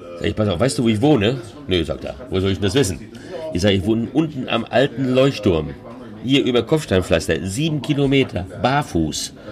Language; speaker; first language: German; early bilingual, other home language; Hungarian